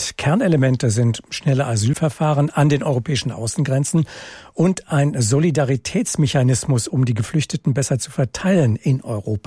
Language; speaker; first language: German; native; German